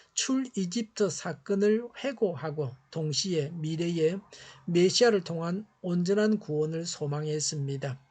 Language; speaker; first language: Korean; native; Korean